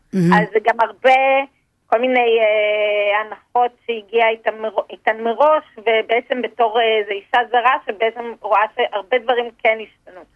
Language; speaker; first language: Hebrew; native; Hebrew